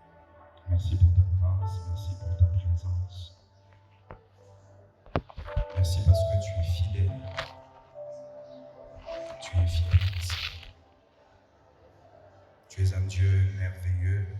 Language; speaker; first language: French; non-native, local second language; Lingala